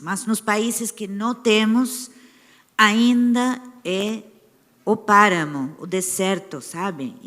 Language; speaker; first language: Portuguese; non-native, fluent; Spanish